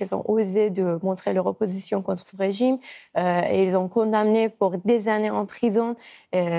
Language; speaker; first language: French; non-native, fluent; Persian